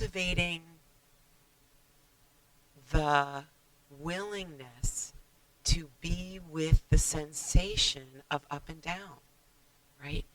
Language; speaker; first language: English; native; English